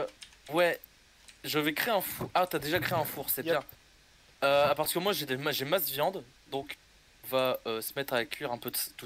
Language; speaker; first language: French; native; French